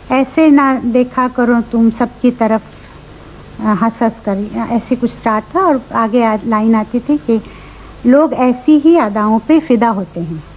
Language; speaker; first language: Hindi; non-native, local second language; Marathi